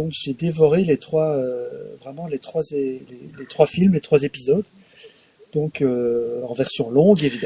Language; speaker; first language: French; native; French